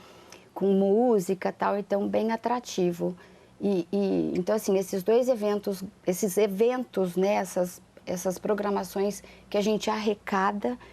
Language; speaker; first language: Portuguese; native; Portuguese